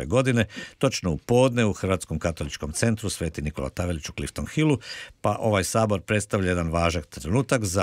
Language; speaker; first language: Croatian; native; Croatian